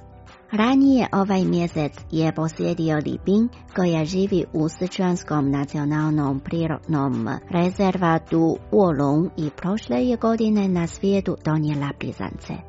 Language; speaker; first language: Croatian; non-native, fluent; Chinese